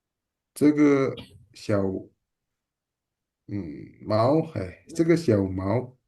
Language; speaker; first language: Chinese; non-native, learner; Indonesian